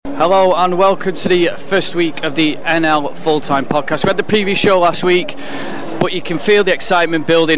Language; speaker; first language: English; native; English